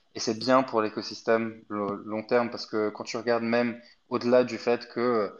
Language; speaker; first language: French; non-native, fluent; Arabic